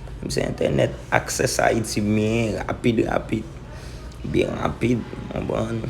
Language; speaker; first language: French; non-native, local second language; Haitian Creole